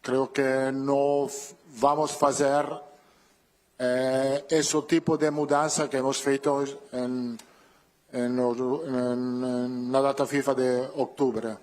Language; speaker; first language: Portuguese; non-native, learner; Italian